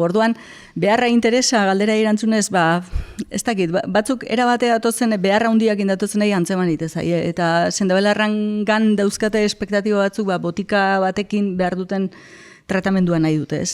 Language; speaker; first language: Basque; native; Basque